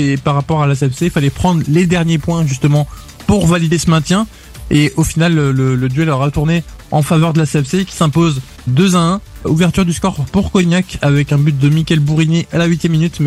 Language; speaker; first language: French; native; French